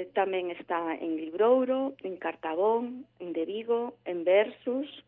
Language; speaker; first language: Galician; non-native, local second language; Spanish